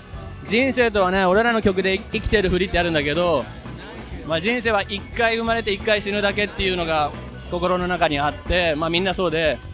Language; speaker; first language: Japanese; native; Japanese